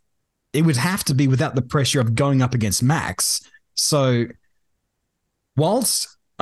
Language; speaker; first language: English; native; English